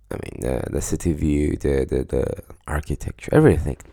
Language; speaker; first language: English; non-native, fluent; Chinese